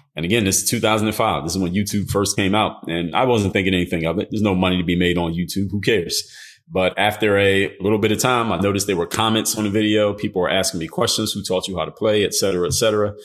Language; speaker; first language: English; native; English